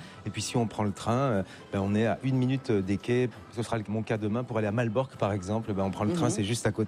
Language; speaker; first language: French; native; French